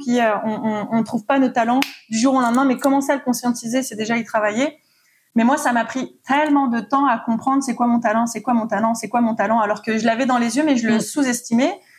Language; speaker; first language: French; native; French